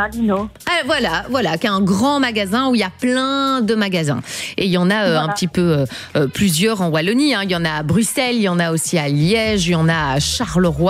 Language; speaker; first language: French; native; French